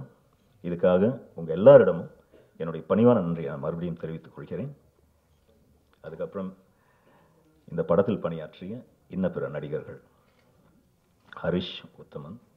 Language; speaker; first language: Tamil; native; Tamil